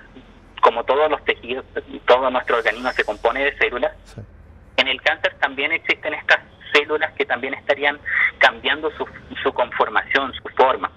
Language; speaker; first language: Spanish; native; Spanish